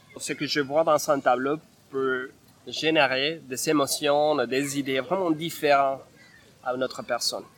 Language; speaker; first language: French; non-native, fluent; Spanish